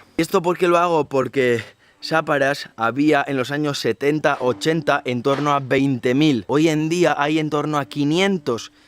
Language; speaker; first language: Spanish; native; Spanish